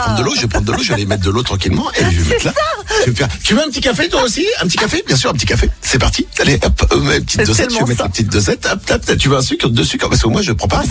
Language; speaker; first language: French; native; French